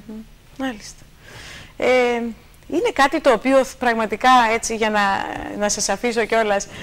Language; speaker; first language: Greek; native; Greek